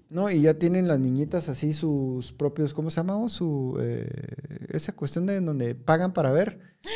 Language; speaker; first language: Spanish; native; Spanish